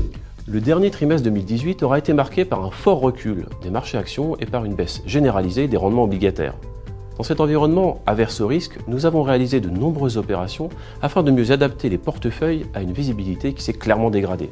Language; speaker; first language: French; native; French